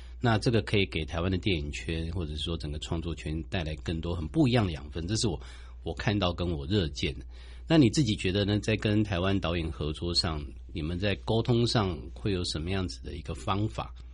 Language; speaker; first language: Chinese; native; Chinese